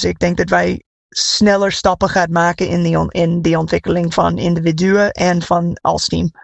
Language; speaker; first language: Dutch; non-native, fluent; English